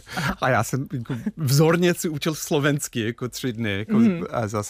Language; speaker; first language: Czech; non-native, fluent; English